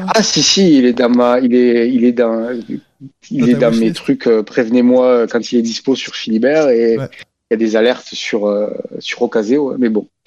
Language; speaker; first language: French; native; French